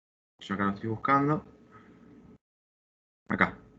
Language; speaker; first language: Spanish; native; Spanish